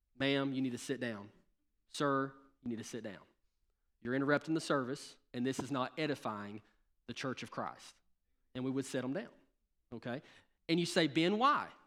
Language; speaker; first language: English; native; English